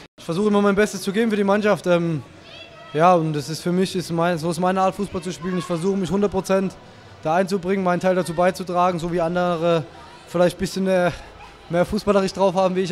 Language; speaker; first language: German; native; German